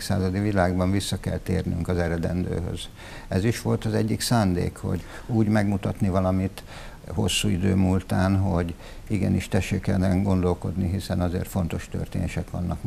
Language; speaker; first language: Hungarian; native; Hungarian